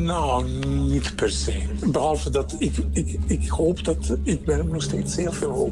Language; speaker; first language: Dutch; non-native, fluent; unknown